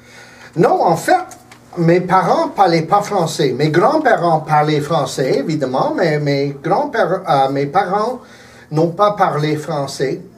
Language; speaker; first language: French; early bilingual, heritage; English